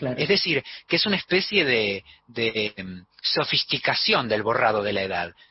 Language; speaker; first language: Spanish; native; Spanish